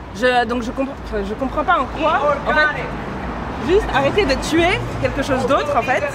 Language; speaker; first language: English; non-native, learner; French